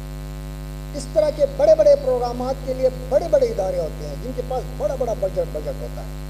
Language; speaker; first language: Urdu; non-native, local second language; Northern Hindko